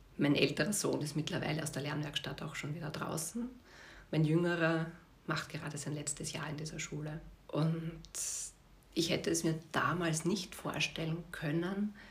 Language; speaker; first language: German; native; German